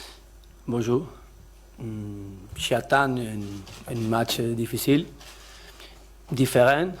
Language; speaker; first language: French; non-native, learner; Spanish